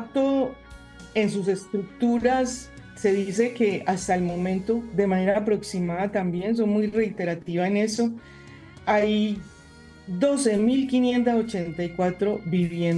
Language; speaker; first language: Spanish; native; Spanish